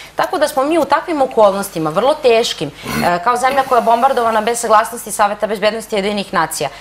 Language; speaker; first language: Serbian; native; Serbian